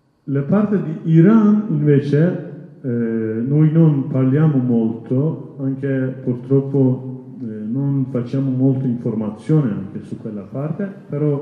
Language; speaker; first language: Italian; non-native, learner; Kurdish